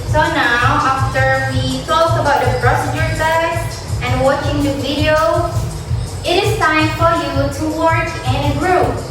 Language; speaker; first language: English; non-native, learner; Indonesian